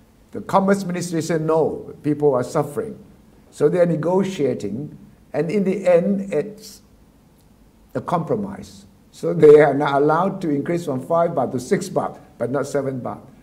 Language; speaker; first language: English; non-native, fluent; Thai